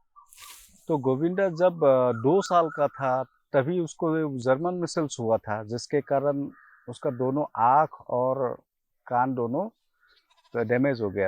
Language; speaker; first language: Hindi; non-native, local second language; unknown